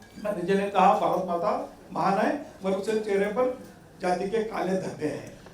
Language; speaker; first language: Hindi; non-native, local second language; Marathi